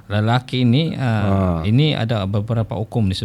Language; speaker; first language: Malay; native; Malay